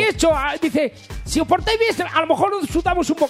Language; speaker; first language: Spanish; native; Spanish